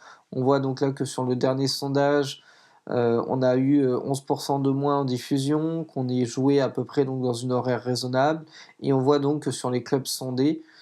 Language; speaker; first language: French; native; French